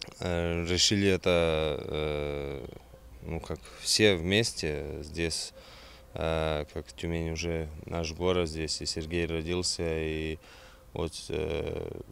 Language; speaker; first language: Russian; non-native, fluent; Serbian